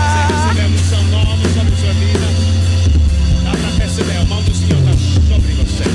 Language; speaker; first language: Portuguese; non-native, learner; English